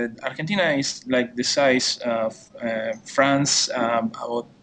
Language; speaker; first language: English; non-native, fluent; Spanish